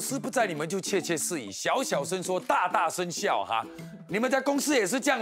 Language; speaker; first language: Chinese; native; Chinese